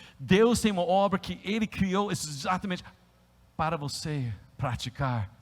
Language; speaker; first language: Portuguese; non-native, fluent; English